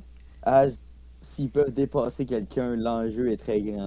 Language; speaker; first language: French; native; French